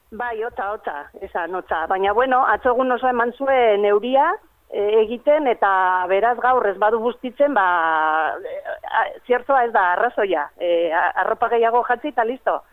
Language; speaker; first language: Basque; non-native, local second language; Spanish